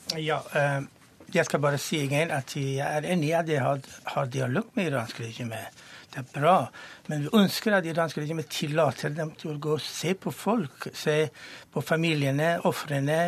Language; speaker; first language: Norwegian; non-native, fluent; Persian